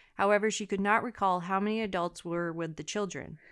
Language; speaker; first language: English; native; English